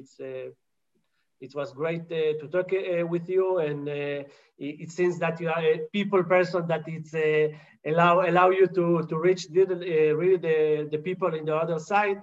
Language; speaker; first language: English; non-native, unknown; Hebrew